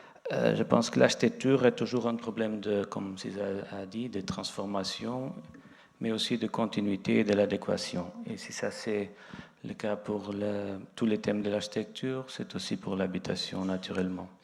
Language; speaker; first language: French; non-native, fluent; Portuguese